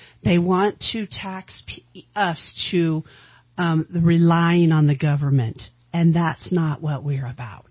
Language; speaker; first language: English; native; English